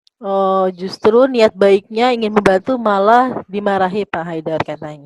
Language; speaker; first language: Indonesian; native; Indonesian